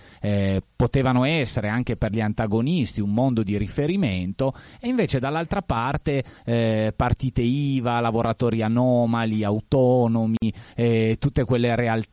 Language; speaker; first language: Italian; native; Italian